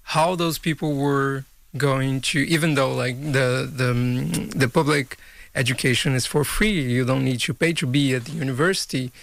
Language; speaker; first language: English; non-native, fluent; Portuguese